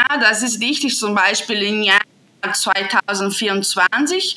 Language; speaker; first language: German; non-native, fluent; Portuguese